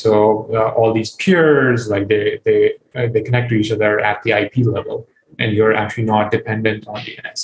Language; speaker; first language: English; non-native, local second language; Urdu